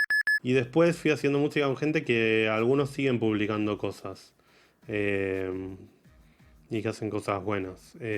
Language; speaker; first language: Spanish; native; Spanish